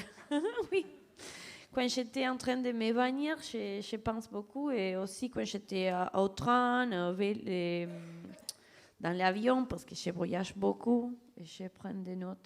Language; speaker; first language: French; non-native, fluent; Spanish